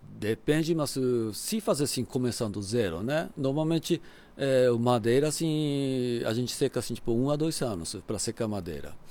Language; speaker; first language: Portuguese; non-native, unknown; Japanese